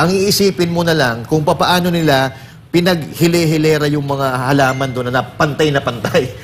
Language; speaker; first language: Filipino; native; Filipino